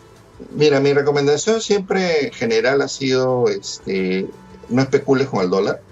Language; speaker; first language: Spanish; native; Spanish